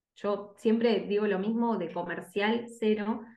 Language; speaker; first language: Spanish; native; Spanish